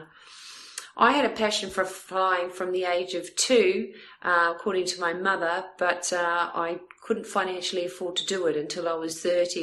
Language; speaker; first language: English; native; English